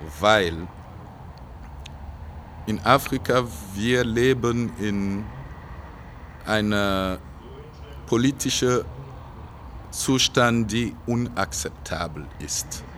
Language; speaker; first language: German; non-native, fluent; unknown